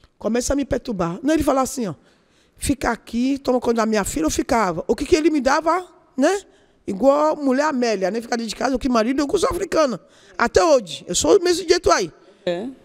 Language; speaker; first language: Portuguese; non-native, learner; Yoruba